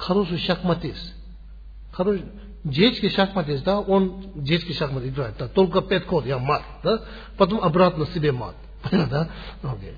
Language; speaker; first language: Russian; non-native, learner; Tibetan